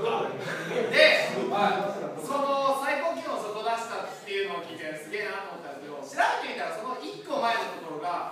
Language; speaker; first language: Japanese; native; Japanese